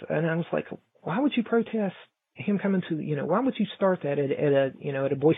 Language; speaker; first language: English; native; English